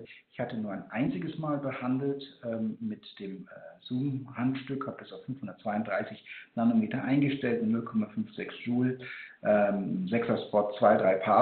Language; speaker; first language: German; native; German